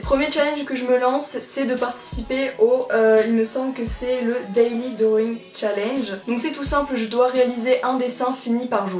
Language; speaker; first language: French; native; French